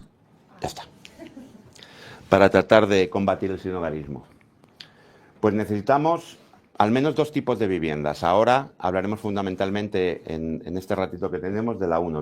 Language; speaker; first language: Spanish; native; Spanish